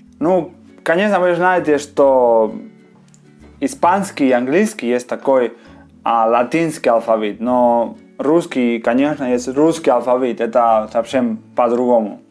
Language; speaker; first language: Russian; non-native, learner; Spanish